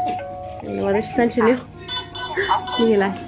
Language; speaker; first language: Chinese; non-native, fluent; Urdu